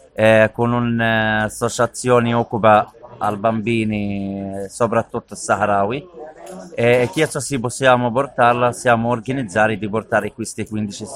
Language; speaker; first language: Italian; non-native, learner; Arabic